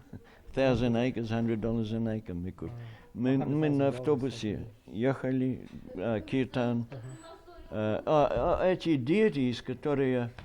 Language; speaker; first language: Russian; early bilingual, heritage; Russian